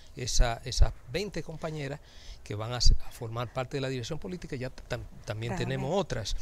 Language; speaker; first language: Spanish; native; Spanish